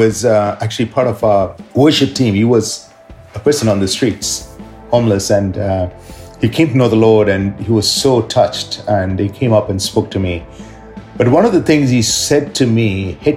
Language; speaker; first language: English; non-native, local second language; Tamil